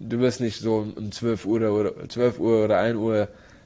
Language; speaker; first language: German; non-native, learner; Arabic